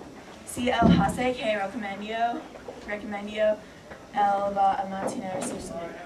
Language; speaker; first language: Spanish; non-native, learner; English